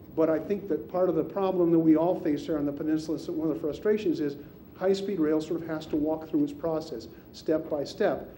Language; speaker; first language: English; native; English